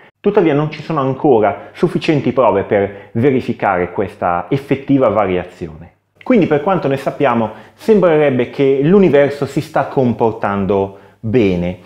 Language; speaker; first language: Italian; native; Italian